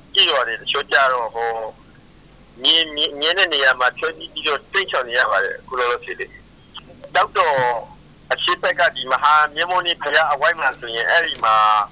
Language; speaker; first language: Burmese; native; Burmese